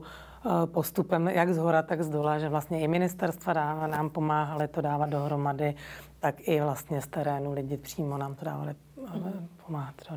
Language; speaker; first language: Czech; native; Czech